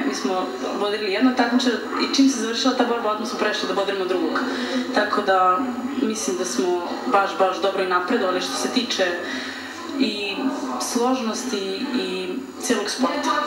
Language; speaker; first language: Serbian; native; Serbian